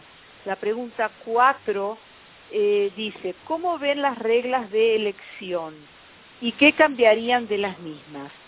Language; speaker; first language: Spanish; native; Spanish